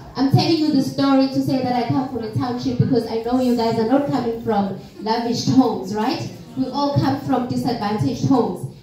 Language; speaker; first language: English; non-native, local second language; Swati